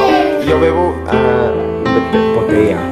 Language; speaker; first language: Spanish; non-native, learner; English